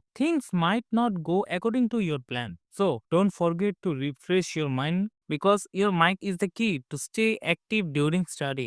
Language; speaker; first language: English; non-native, fluent; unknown